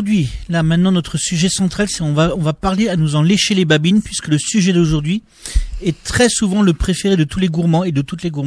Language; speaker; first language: French; native; French